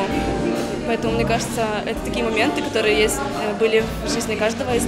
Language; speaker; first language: Russian; native; Russian